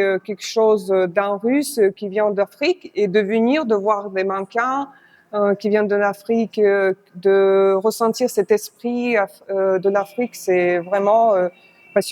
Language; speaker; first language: French; non-native, fluent; Russian